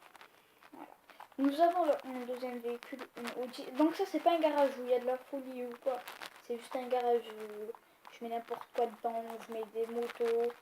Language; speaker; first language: French; native; French